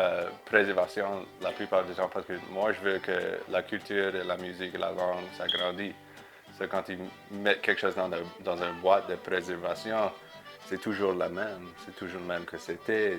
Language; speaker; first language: French; non-native, local second language; English